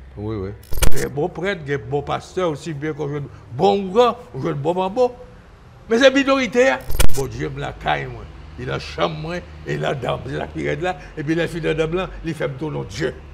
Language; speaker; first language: French; native; French